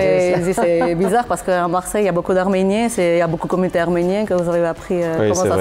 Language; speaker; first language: French; non-native, fluent; Armenian